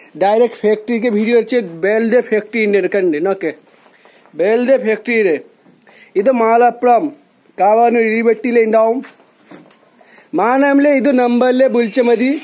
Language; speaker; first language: Malayalam; non-native, learner; Hindi